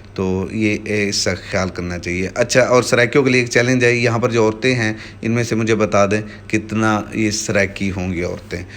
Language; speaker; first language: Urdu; non-native, local second language; Saraiki